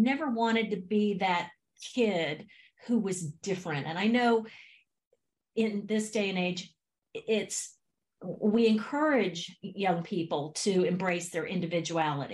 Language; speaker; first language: English; native; English